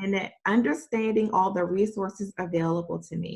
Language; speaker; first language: English; native; English